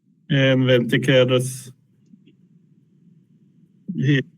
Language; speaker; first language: Spanish; non-native, learner; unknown